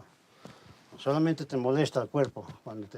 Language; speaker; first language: Spanish; native; Spanish